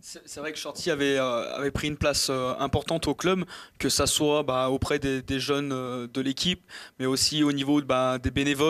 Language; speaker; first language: French; native; French